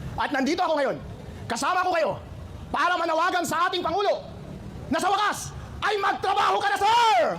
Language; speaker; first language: Filipino; non-native, local second language; Iloko